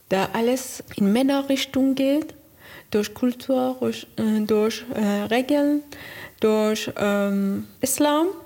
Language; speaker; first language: German; non-native, learner; Persian